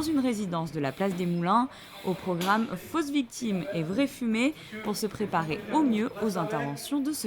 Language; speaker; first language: French; native; French